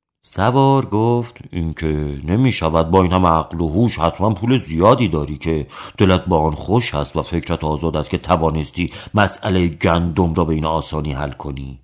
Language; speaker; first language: Persian; native; Persian